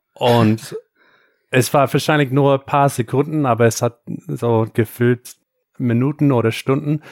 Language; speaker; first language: German; non-native, fluent; English